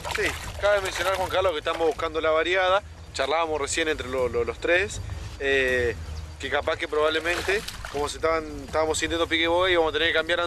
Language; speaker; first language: Spanish; native; Spanish